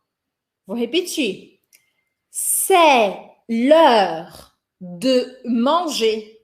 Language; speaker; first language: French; non-native, fluent; Portuguese